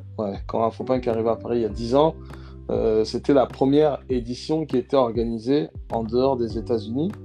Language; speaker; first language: French; early bilingual, other home language; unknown